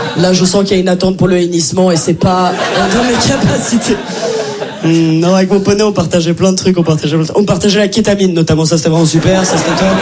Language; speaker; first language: French; native; French